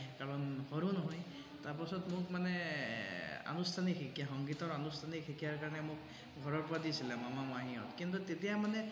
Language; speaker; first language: Assamese; non-native, local second language; Sadri